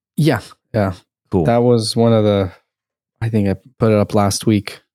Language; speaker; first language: English; early bilingual, other home language; Russian